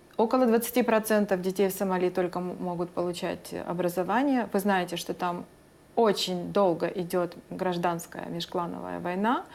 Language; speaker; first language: Russian; native; Russian